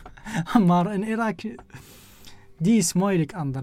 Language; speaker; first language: Dutch; non-native, learner; Arabic